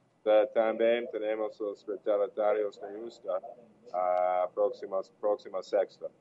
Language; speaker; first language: Portuguese; non-native, learner; English